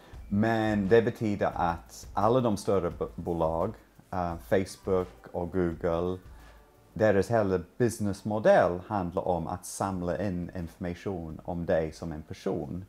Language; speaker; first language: Swedish; non-native, fluent; English